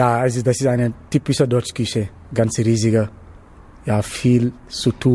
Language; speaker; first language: German; non-native, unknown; Wolof